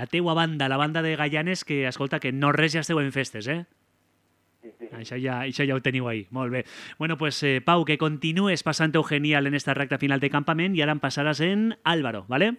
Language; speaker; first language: Catalan; native; Catalan